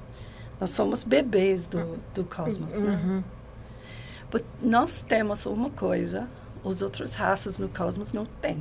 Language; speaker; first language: Portuguese; non-native, learner; English